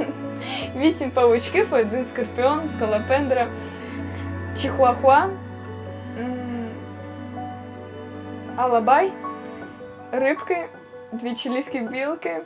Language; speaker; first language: Ukrainian; native; Ukrainian